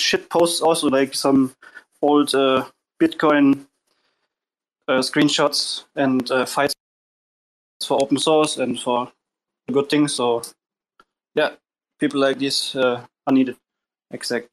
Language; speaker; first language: English; non-native, fluent; German